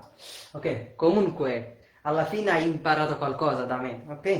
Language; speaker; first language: Italian; non-native, fluent; Bangla